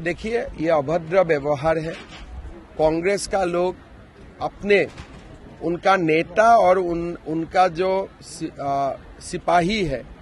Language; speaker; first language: Hindi; non-native, local second language; Assamese